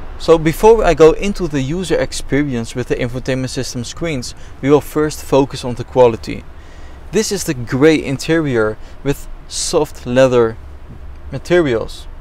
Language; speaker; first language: English; non-native, fluent; Dutch